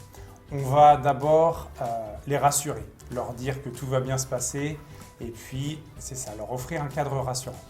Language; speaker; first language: French; native; French